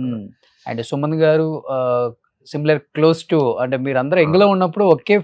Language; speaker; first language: Telugu; native; Telugu